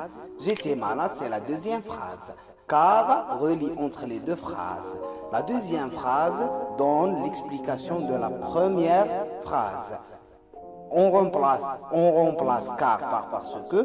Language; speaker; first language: French; non-native, local second language; Arabic